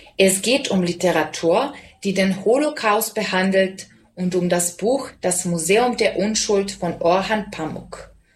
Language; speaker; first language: German; non-native, fluent; Serbian